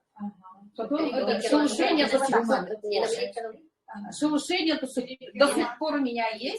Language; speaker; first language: Russian; non-native, local second language; Yakut